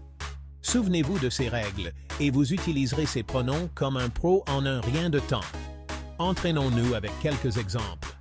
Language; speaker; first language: French; non-native, local second language; Haitian Creole